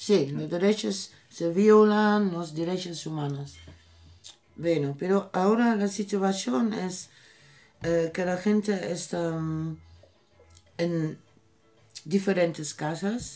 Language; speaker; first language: Spanish; non-native, learner; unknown